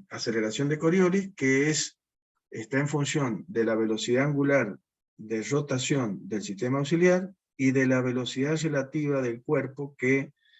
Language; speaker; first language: Spanish; native; Spanish